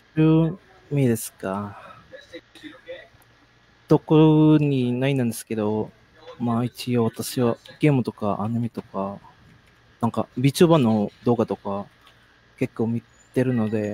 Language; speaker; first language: Japanese; non-native, learner; Filipino